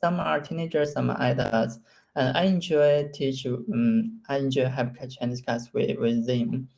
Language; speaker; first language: English; non-native, learner; Chinese